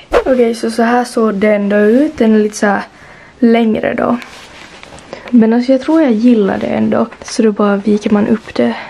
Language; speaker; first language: Swedish; native; Swedish